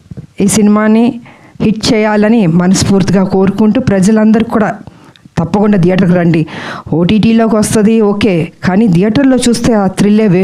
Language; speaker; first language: Telugu; native; Telugu